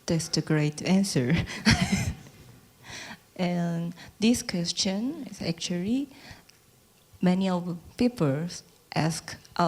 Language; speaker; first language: English; non-native, learner; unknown